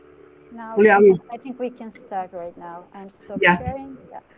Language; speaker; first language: English; non-native, learner; Turkish